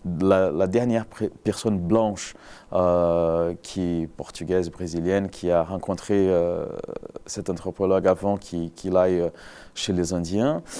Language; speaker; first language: French; non-native, fluent; Portuguese